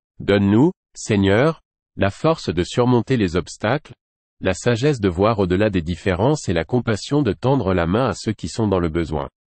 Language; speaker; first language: French; non-native, local second language; Haitian Creole